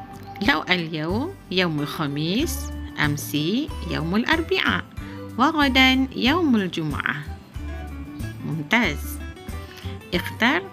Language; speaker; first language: Arabic; non-native, fluent; Malay